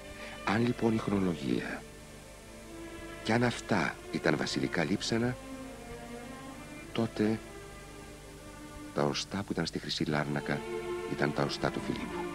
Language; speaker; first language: Greek; native; Greek